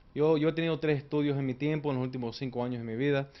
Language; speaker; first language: Spanish; early bilingual, heritage; Spanish